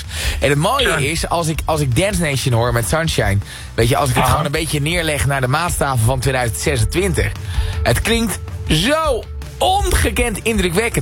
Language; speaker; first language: Dutch; native; Dutch